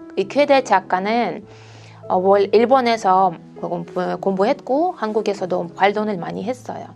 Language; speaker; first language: Korean; non-native, fluent; Russian